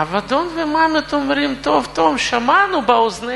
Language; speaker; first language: Hebrew; non-native, fluent; Russian